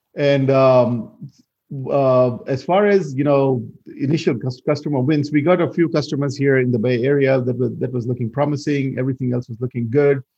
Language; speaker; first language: English; non-native, fluent; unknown